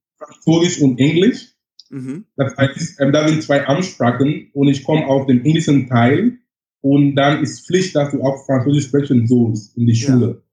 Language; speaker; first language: German; non-native, fluent; English